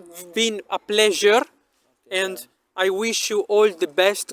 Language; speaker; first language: English; non-native, local second language; Italian